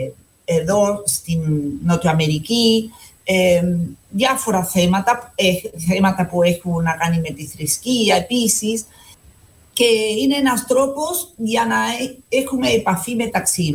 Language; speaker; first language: Greek; non-native, fluent; Spanish